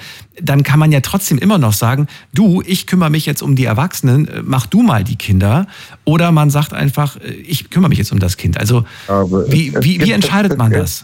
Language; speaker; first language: German; native; German